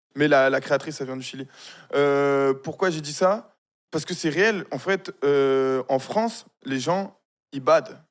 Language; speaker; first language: French; early bilingual, other home language; Arabic